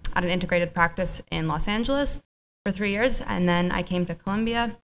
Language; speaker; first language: English; native; English